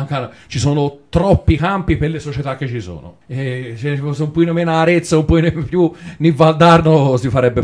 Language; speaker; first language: Italian; native; Italian